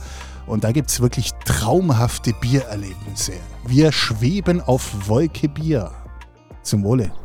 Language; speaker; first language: German; native; German